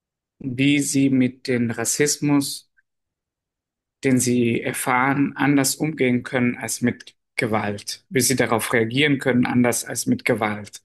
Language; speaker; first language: German; non-native, fluent; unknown